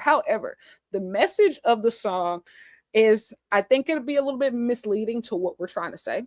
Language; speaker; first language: English; native; English